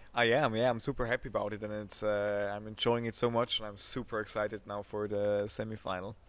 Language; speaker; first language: English; non-native, fluent; Swiss German